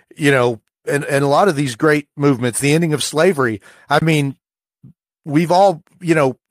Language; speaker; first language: English; native; English